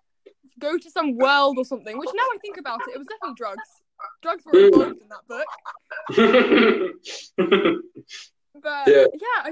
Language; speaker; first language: English; native; English